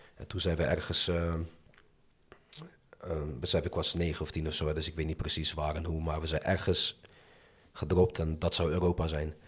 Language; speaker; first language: Dutch; early bilingual, other home language; Azerbaijani